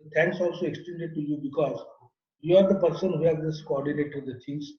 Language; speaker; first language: English; non-native, local second language; Marathi